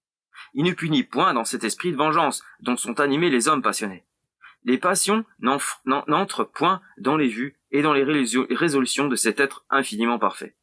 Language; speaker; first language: French; native; French